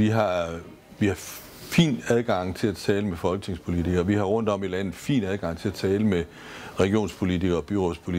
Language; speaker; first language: Danish; native; Danish